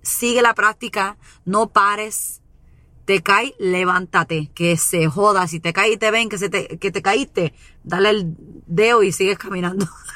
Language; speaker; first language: Spanish; early bilingual, other home language; English